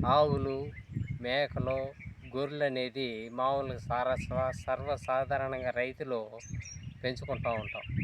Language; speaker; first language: Telugu; non-native, local second language; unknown